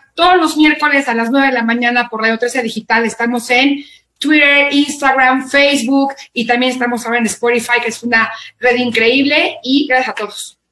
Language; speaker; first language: Spanish; native; Spanish